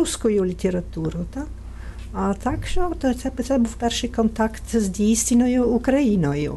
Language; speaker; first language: Ukrainian; non-native, fluent; Italian